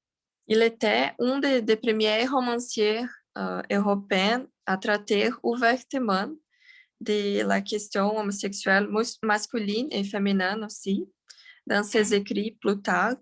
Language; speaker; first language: French; non-native, learner; Portuguese